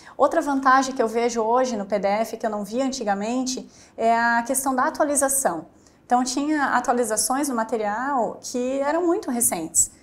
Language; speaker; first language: Portuguese; native; Portuguese